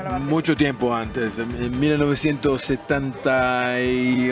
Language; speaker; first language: Spanish; non-native, learner; Italian